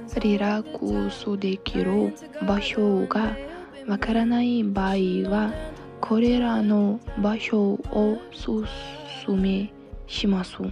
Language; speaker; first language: Japanese; non-native, learner; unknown